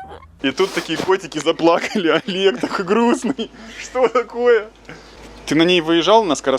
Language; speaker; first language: Russian; native; Russian